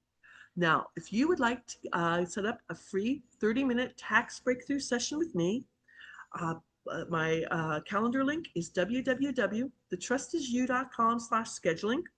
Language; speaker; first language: English; native; English